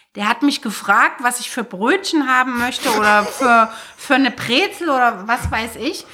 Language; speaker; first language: German; native; German